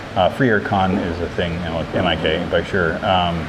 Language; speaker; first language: English; native; English